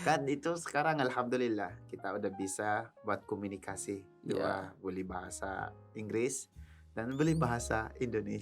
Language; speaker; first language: Indonesian; non-native, learner; Tausug